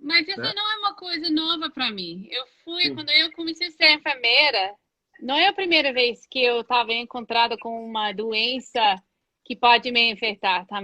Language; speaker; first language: Portuguese; non-native, fluent; English